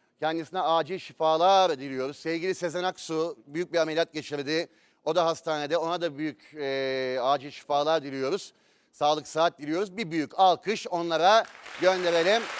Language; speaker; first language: Turkish; native; Turkish